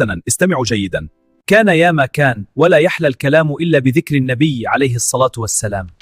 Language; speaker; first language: Arabic; native; Arabic